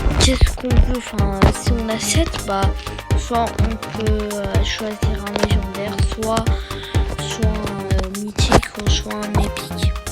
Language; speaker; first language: French; early bilingual, other home language; Turkish